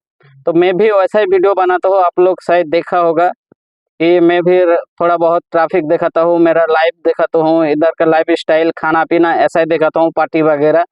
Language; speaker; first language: Hindi; non-native, learner; Bangla